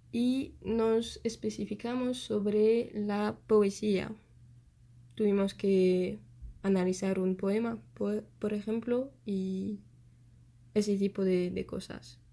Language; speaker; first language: Spanish; non-native, fluent; French